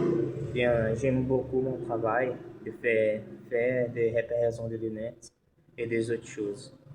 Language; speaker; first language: French; non-native, learner; Portuguese